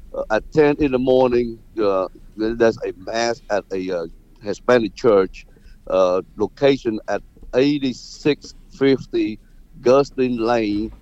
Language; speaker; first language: English; non-native, fluent; Vietnamese